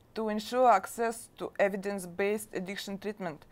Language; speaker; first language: English; non-native, learner; Russian